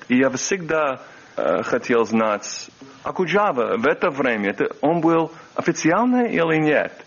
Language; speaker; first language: Russian; non-native, learner; English